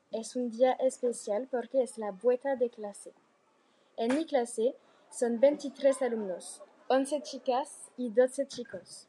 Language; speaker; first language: Spanish; non-native, learner; French